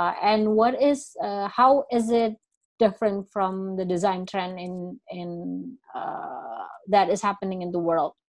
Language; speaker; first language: English; non-native, fluent; Indonesian